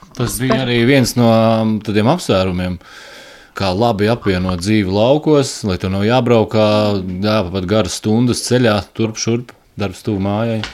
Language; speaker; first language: Latvian; native; Latvian